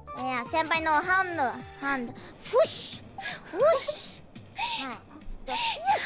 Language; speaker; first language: Japanese; non-native, learner; Indonesian